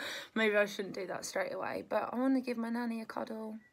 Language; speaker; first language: English; native; English